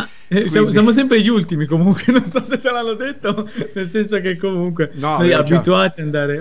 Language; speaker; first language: Italian; native; Italian